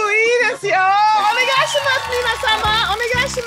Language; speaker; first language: Japanese; non-native, learner; English